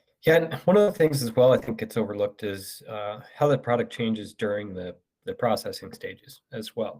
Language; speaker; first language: English; native; English